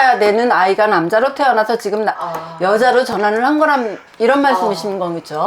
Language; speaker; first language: Korean; native; Korean